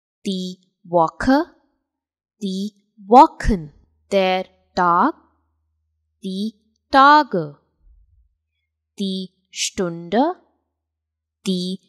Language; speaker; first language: German; non-native, fluent; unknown